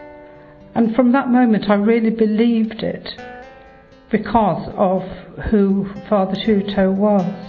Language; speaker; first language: English; native; English